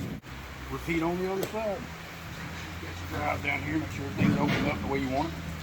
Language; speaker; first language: English; native; English